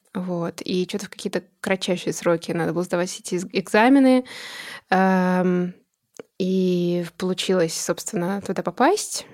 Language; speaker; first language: Russian; native; Russian